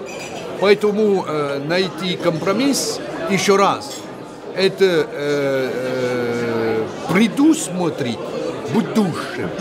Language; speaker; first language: Russian; non-native, fluent; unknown